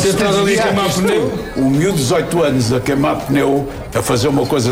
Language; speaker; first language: Portuguese; native; Portuguese